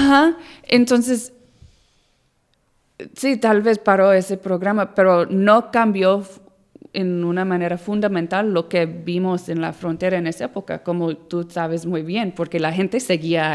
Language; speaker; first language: Spanish; non-native, fluent; English